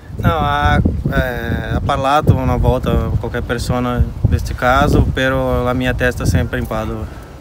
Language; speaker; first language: Italian; non-native, learner; Portuguese